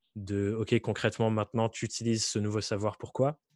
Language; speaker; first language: French; native; French